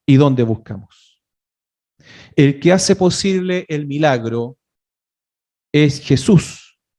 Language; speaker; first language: Spanish; native; Spanish